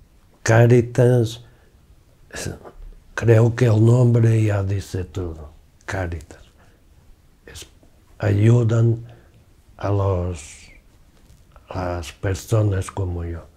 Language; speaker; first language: Spanish; non-native, fluent; Portuguese